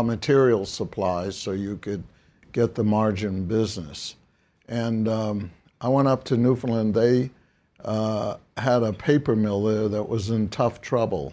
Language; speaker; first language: English; native; English